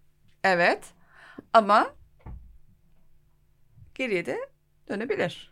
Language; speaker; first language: Turkish; native; Turkish